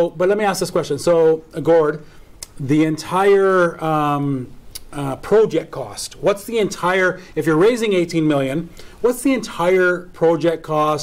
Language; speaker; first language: English; native; English